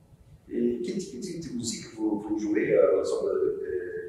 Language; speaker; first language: French; non-native, learner; Portuguese